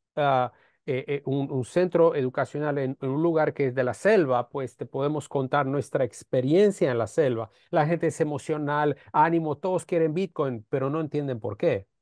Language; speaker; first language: Spanish; non-native, fluent; Romanian